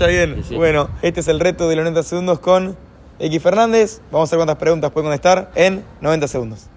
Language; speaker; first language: Spanish; native; Spanish